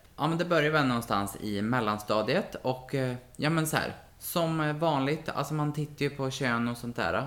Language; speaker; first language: Swedish; native; Swedish